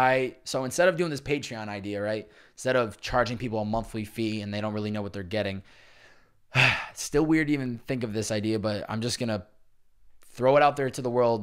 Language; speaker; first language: English; native; English